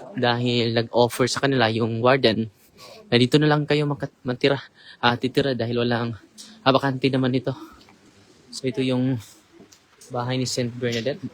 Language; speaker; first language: Filipino; native; Filipino